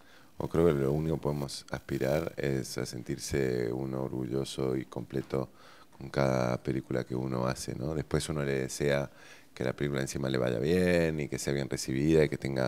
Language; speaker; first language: Spanish; native; Spanish